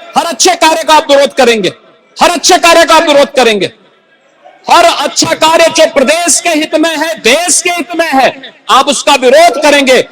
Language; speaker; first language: Hindi; native; Hindi